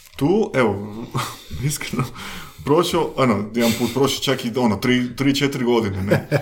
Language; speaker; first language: Croatian; non-native, fluent; Spanish